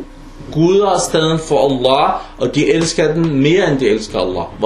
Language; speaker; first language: Danish; non-native, fluent; Arabic